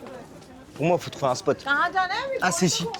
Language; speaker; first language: French; native; French